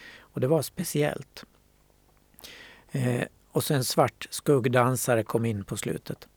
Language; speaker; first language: Swedish; native; Swedish